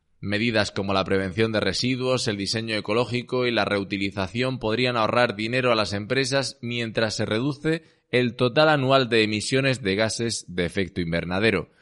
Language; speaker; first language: Spanish; native; Spanish